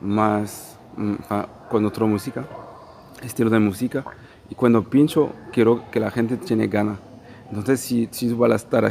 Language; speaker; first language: Spanish; non-native, fluent; Portuguese